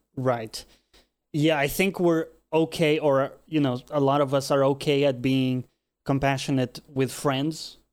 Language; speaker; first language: English; non-native, fluent; Portuguese